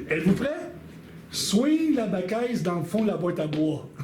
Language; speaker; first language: French; native; French